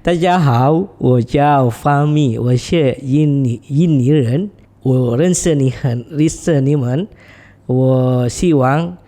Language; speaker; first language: Chinese; non-native, learner; Indonesian